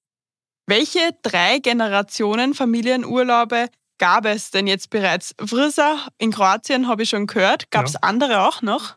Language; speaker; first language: German; native; German